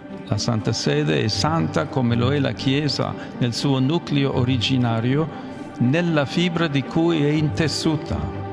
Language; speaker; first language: Italian; non-native, fluent; English